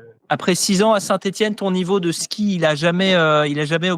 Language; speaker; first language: French; native; French